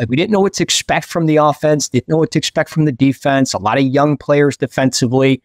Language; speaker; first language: English; native; English